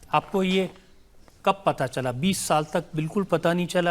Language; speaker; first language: Hindi; native; Hindi